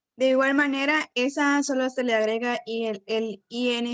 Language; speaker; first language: Spanish; native; Spanish